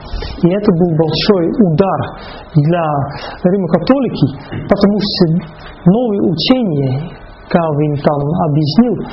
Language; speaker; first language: Russian; non-native, fluent; Dutch